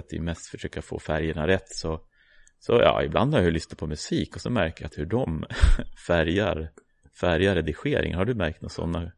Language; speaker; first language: Swedish; native; Swedish